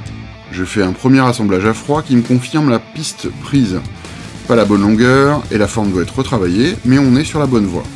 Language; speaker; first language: French; native; French